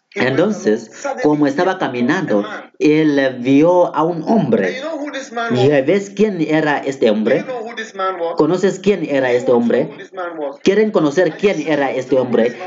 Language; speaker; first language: Spanish; non-native, fluent; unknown